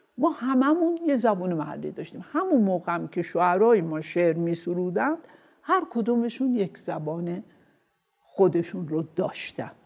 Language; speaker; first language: Persian; non-native, local second language; Azerbaijani